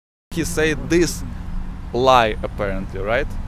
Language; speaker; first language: English; non-native, fluent; Russian